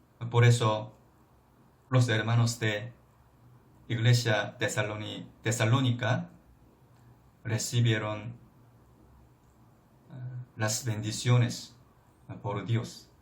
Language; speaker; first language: Spanish; non-native, fluent; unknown